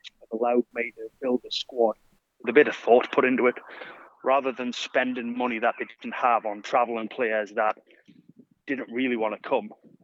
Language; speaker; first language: English; native; English